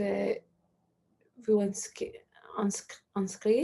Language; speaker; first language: French; non-native, learner; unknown